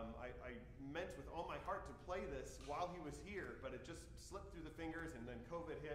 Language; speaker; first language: English; native; English